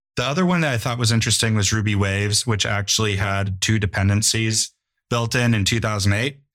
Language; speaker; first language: English; native; English